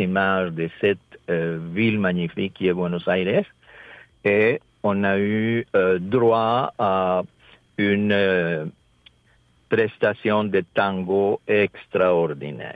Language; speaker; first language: French; non-native, fluent; Spanish